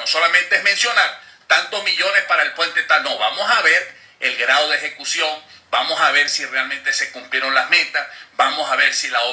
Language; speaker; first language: Spanish; native; Spanish